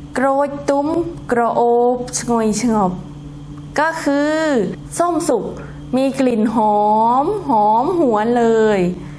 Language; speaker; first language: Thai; non-native, local second language; Northern Khmer